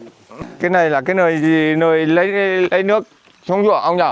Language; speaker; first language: Vietnamese; native; Vietnamese